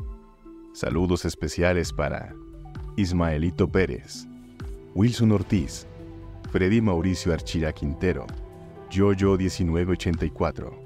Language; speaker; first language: Spanish; native; Spanish